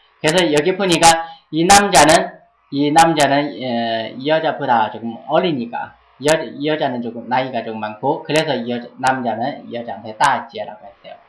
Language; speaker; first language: Korean; non-native, fluent; Chinese